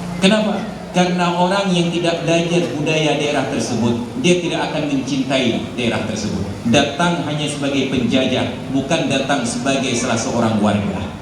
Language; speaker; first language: Malay; non-native, local second language; Achinese